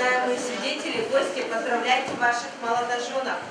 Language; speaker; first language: Russian; native; Russian